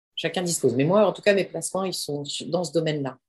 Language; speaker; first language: French; native; French